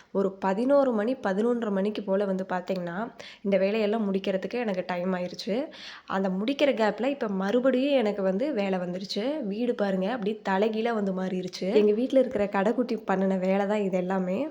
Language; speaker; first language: Tamil; native; Tamil